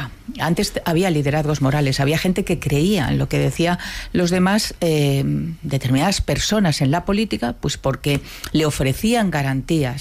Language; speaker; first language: Spanish; native; Spanish